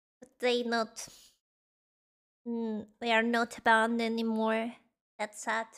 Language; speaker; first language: English; non-native, learner; Spanish